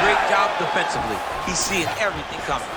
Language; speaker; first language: English; native; English